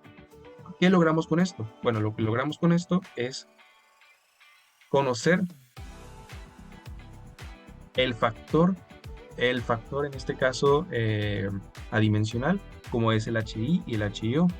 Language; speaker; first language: Spanish; native; Spanish